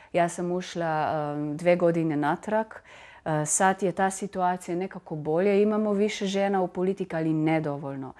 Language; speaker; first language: Serbian; non-native, fluent; Slovenian